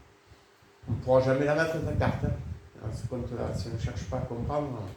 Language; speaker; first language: French; native; French